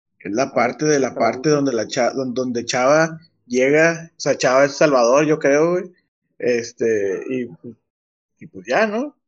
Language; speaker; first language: Spanish; native; Spanish